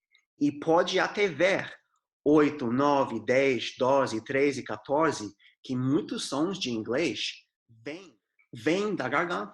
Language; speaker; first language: Portuguese; non-native, fluent; English